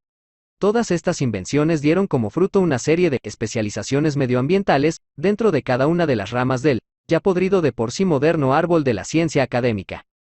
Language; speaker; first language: Spanish; native; Spanish